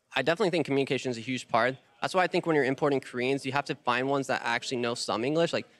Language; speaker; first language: English; native; English